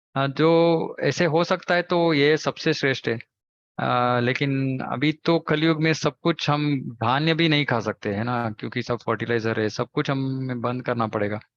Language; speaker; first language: Hindi; non-native, local second language; Kannada